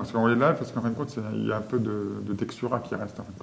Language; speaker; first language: French; native; French